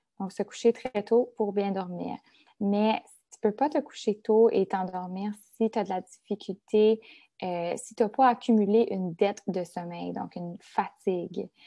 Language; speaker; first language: French; native; French